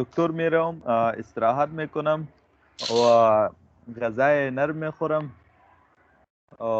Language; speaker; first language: Persian; non-native, learner; Urdu